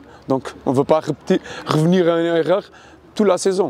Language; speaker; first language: French; non-native, fluent; Portuguese